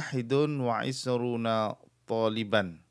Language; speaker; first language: Arabic; non-native, fluent; Indonesian